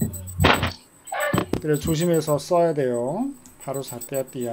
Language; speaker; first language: Korean; native; Korean